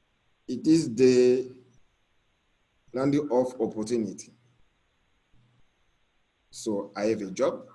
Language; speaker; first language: English; non-native, learner; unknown